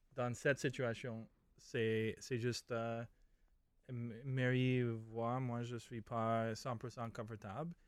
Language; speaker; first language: French; non-native, learner; English